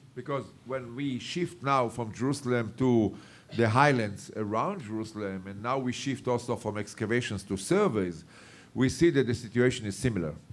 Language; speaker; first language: English; non-native, fluent; Hebrew